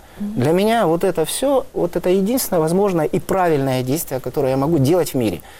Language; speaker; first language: Russian; native; Russian